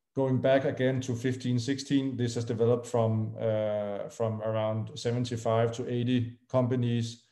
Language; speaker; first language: English; non-native, fluent; Danish